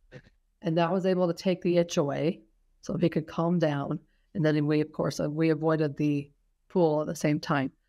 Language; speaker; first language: English; native; English